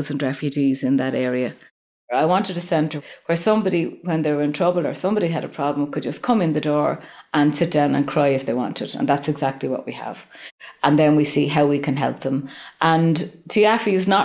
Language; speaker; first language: English; native; English